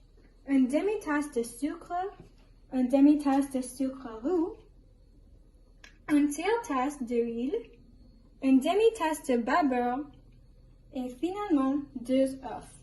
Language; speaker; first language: French; non-native, learner; English